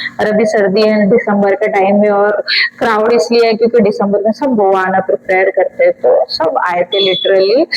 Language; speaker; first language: Hindi; non-native, local second language; Bangla